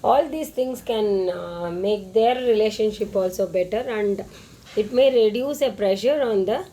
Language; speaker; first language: English; non-native, local second language; Kannada